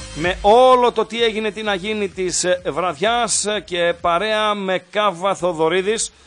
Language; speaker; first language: Greek; native; Greek